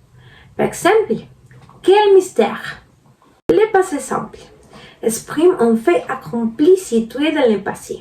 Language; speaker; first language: French; non-native, learner; Spanish